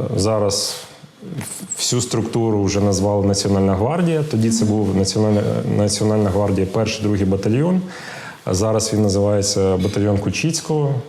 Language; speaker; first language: Ukrainian; non-native, local second language; Russian